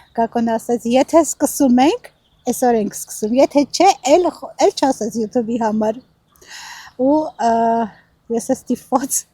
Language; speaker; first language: Armenian; native; Armenian